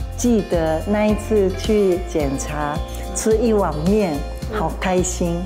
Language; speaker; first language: Chinese; non-native, fluent; Japanese